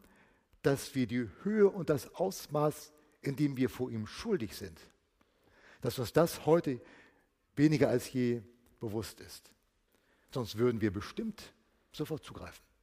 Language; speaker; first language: German; native; German